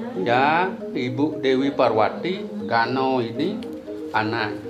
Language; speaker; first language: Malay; non-native, local second language; Balinese